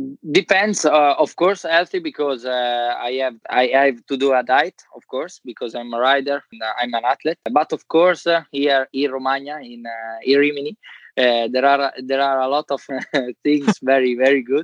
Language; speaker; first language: English; non-native, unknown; Italian